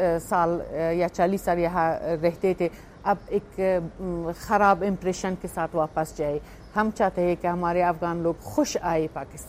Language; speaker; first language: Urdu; non-native, fluent; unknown